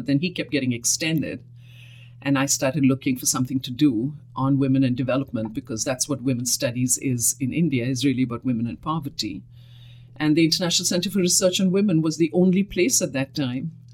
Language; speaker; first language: English; non-native, local second language; Hindi